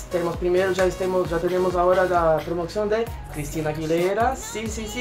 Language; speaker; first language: Spanish; non-native, fluent; Portuguese